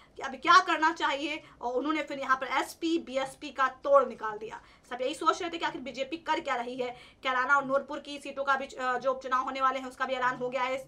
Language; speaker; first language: Hindi; native; Hindi